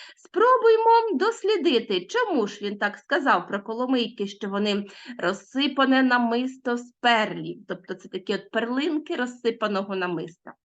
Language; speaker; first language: Ukrainian; native; Ukrainian